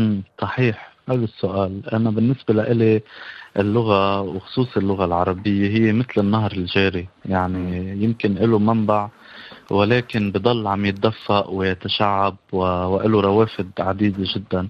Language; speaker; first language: Arabic; native; Arabic